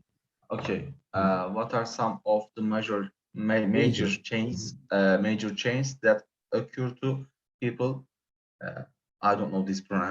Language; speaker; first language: English; non-native, learner; Turkish